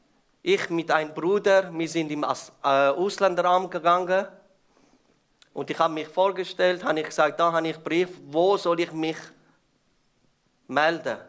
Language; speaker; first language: German; non-native, fluent; Persian